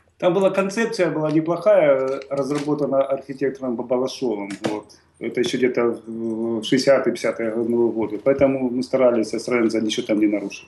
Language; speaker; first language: Russian; native; Russian